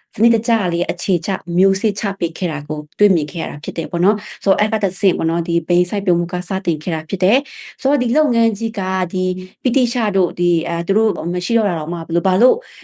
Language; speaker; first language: Burmese; non-native, local second language; Shan